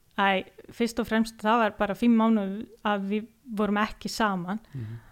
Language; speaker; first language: Icelandic; non-native, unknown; Italian